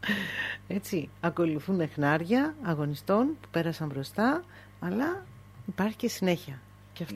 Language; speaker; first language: Greek; native; Greek